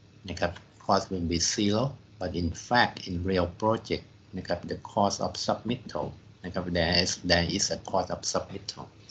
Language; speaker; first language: English; non-native, fluent; Thai